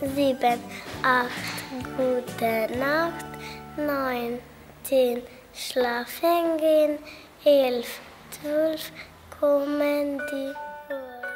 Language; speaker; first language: German; non-native, learner; Slovenian